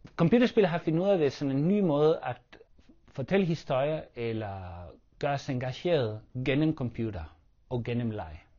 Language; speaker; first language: Danish; non-native, fluent; Spanish